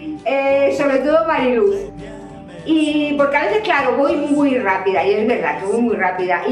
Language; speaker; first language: Spanish; native; Spanish